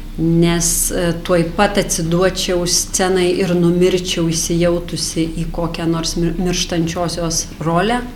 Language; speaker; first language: Lithuanian; native; Lithuanian